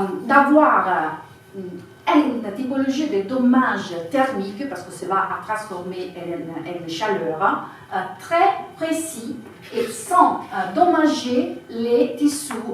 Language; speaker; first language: French; non-native, fluent; Italian